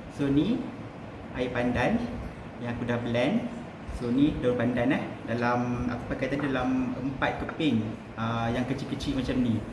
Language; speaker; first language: Malay; native; Malay